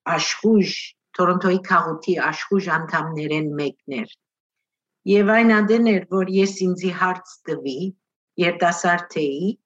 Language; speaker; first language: Armenian; early bilingual, heritage; Armenian